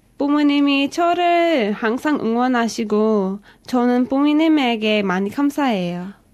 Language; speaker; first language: Korean; non-native, fluent; English